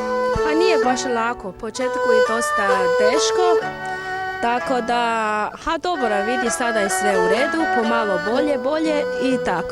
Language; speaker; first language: Bosnian; non-native, learner; Chinese